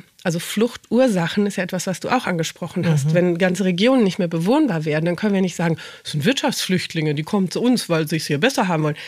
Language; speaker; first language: German; native; German